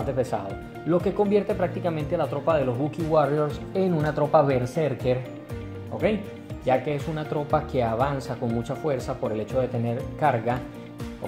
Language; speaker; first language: Spanish; native; Spanish